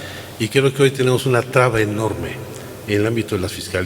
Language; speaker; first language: Spanish; native; Spanish